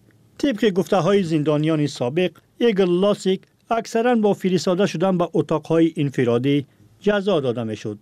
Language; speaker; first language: Persian; native; Persian